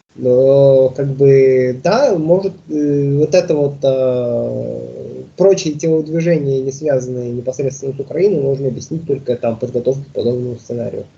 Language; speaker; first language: Russian; native; Russian